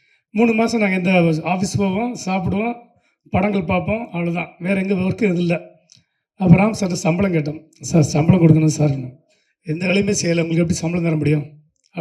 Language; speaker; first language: Tamil; native; Tamil